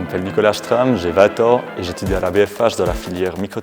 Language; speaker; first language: French; native; French